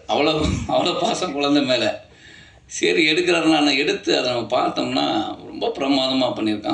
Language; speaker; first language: Tamil; native; Tamil